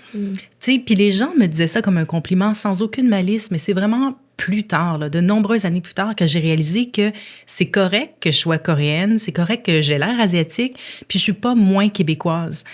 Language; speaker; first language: French; native; French